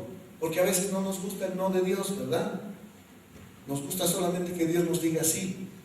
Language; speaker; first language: Spanish; native; Spanish